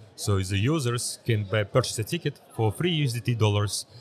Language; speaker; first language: English; early bilingual, other home language; Uzbek